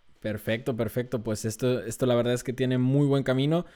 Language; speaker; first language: Spanish; native; Spanish